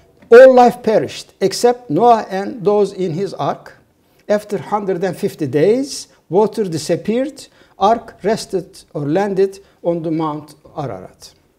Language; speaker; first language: English; non-native, fluent; Turkish